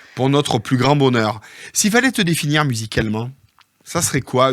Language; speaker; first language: French; native; French